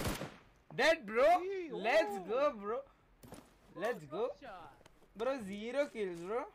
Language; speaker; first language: English; non-native, local second language; Hindi